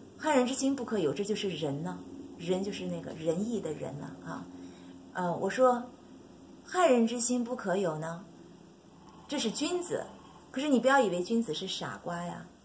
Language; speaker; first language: Chinese; native; Chinese